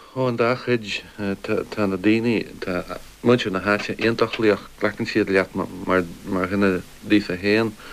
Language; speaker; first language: Irish; non-native, local second language; English